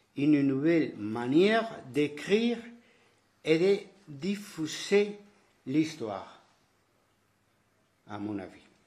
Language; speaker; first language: French; non-native, fluent; Spanish